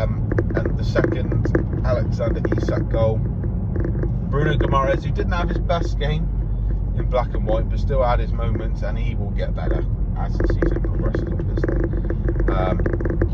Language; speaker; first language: English; native; English